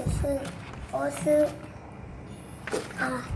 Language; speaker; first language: Chinese; non-native, learner; Thai